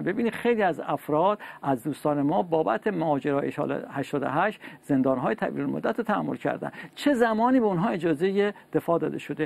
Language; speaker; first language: Persian; native; Persian